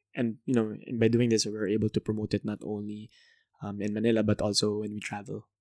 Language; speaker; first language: English; non-native, local second language; Filipino